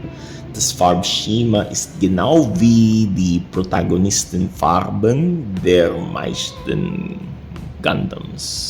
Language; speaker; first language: German; non-native, learner; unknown